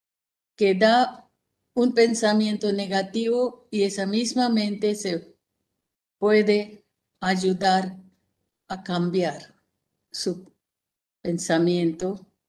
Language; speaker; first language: Spanish; non-native, fluent; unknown